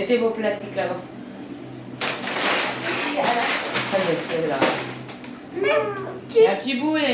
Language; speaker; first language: French; native; French